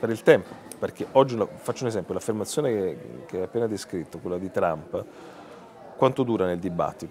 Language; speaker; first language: Italian; native; Italian